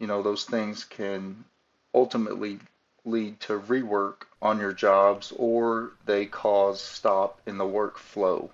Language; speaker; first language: English; native; English